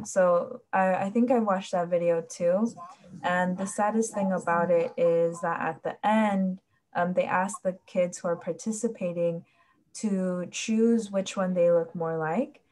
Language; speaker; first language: English; early bilingual, other home language; Spanish